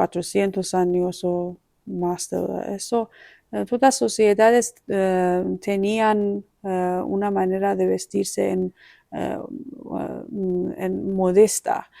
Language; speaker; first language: Spanish; non-native, fluent; Persian